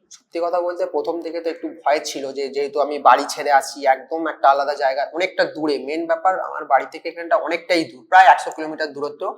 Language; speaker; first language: Bangla; native; Bangla